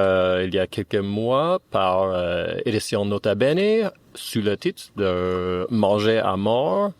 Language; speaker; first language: French; non-native, fluent; English